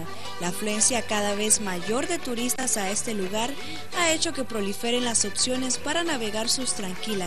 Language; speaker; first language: Spanish; native; Spanish